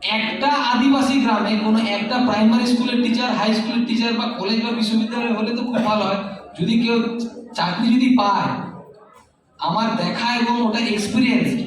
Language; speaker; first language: Bangla; native; Bangla